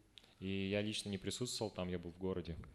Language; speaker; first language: Russian; native; Russian